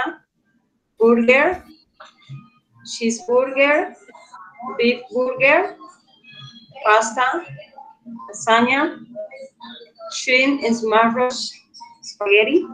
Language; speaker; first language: English; non-native, learner; Spanish